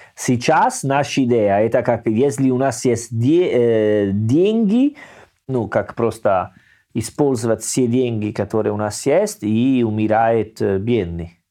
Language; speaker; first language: Russian; non-native, learner; Italian